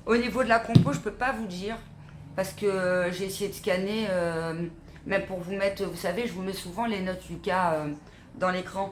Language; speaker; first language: French; native; French